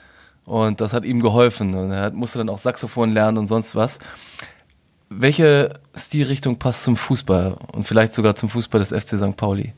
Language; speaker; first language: German; native; German